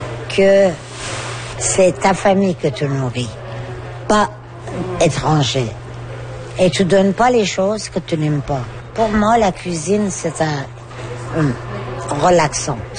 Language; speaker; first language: French; non-native, fluent; Persian